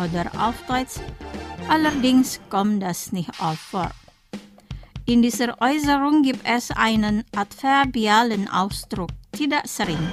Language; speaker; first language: German; non-native, fluent; Indonesian